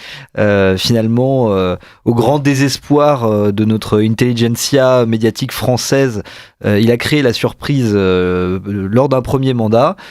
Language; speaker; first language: French; native; French